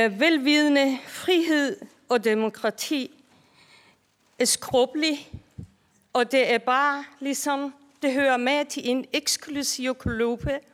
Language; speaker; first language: Danish; non-native, fluent; Persian